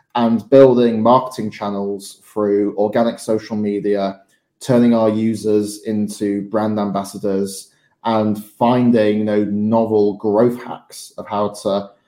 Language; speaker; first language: English; native; English